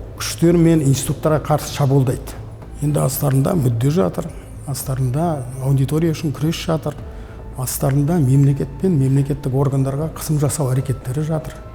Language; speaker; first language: Kazakh; native; Kazakh